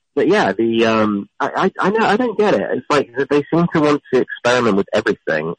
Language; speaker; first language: English; native; English